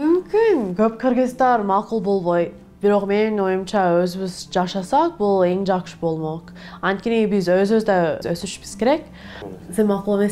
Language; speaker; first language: Kyrgyz; non-native, learner; Korean